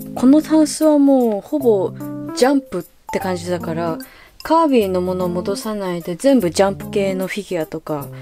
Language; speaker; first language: Japanese; early bilingual, heritage; Japanese